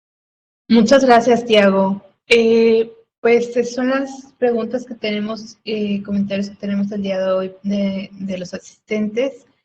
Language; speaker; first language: Spanish; native; Spanish